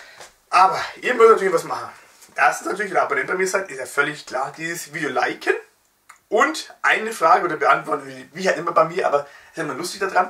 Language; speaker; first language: German; native; German